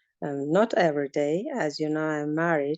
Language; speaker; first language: English; non-native, learner; Azerbaijani